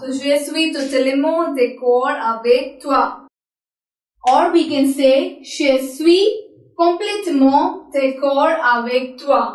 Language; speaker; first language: French; non-native, learner; Hindi